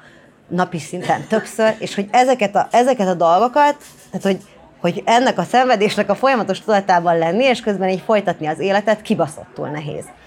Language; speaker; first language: Hungarian; native; Hungarian